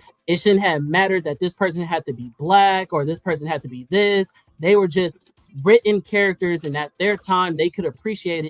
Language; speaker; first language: English; native; English